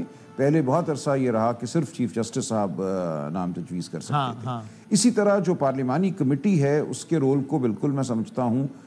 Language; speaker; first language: Urdu; native; Urdu